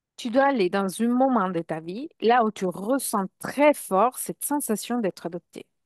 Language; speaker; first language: French; non-native, fluent; Italian